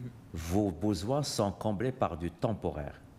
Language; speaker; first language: French; native; French